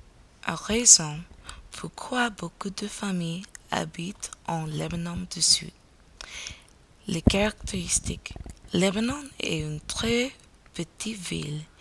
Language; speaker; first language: French; non-native, learner; English